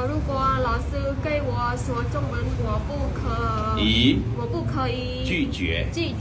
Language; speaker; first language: Chinese; non-native, learner; Khmer